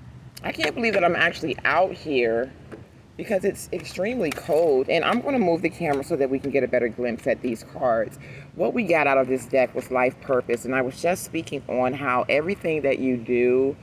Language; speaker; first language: English; native; English